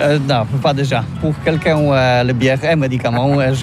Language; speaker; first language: French; non-native, learner; Polish